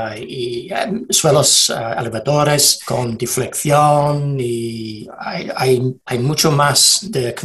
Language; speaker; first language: Spanish; non-native, learner; English